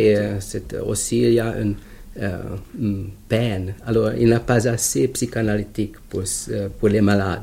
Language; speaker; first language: French; non-native, fluent; Hungarian